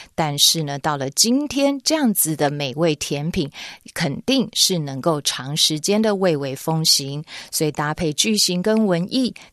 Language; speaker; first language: Chinese; native; Chinese